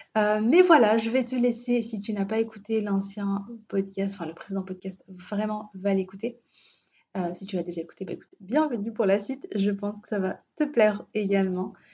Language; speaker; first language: French; early bilingual, other home language; Arabic